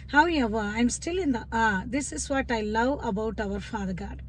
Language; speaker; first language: English; non-native, local second language; Tamil